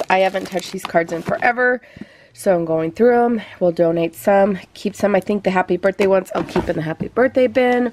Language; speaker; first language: English; native; English